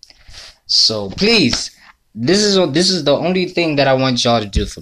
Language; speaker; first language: English; non-native, local second language; Swati